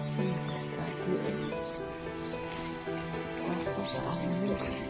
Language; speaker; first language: Filipino; non-native, local second language; Cebuano